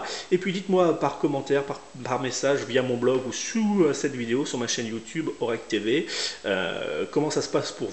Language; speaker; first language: French; native; French